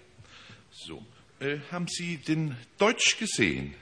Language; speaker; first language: German; native; German